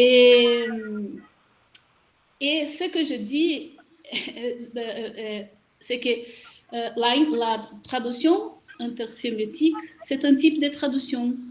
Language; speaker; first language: French; non-native, fluent; Portuguese